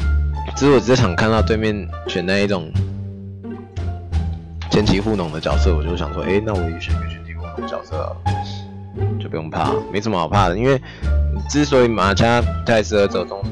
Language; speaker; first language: Chinese; native; Chinese